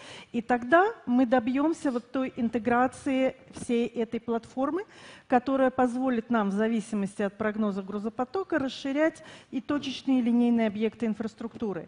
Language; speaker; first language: Russian; native; Russian